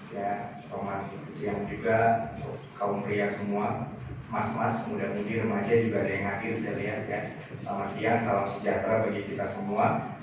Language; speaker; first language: Indonesian; native; Indonesian